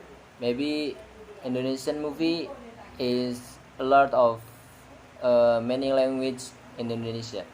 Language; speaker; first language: English; non-native, learner; Indonesian